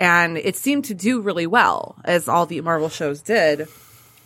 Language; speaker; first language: English; native; English